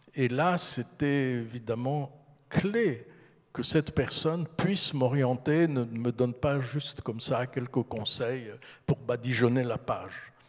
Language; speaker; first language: French; early bilingual, heritage; French